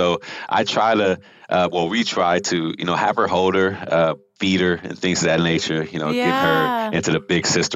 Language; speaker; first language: English; native; English